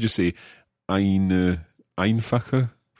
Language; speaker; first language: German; non-native, learner; English